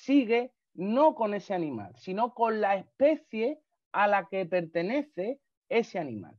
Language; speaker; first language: Spanish; native; Spanish